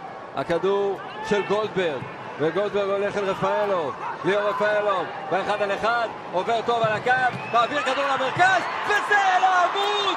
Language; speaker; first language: Hebrew; native; Hebrew